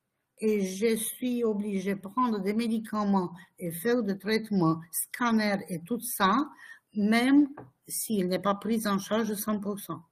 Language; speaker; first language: French; non-native, fluent; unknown